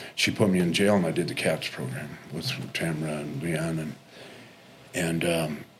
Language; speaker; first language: English; native; English